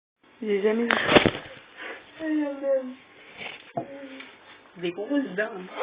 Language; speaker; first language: French; native; French